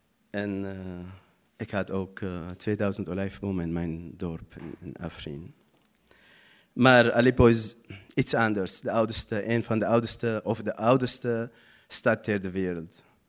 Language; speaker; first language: Dutch; non-native, learner; Arabic